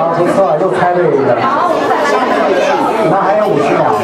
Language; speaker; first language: Chinese; native; Chinese